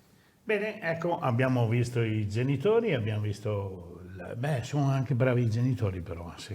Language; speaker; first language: Italian; native; Italian